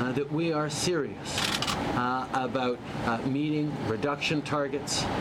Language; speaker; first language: English; early bilingual, other home language; French